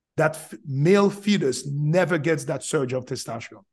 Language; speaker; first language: English; non-native, fluent; Haitian Creole